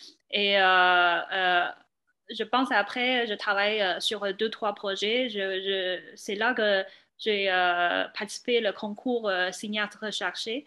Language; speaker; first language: French; non-native, fluent; Chinese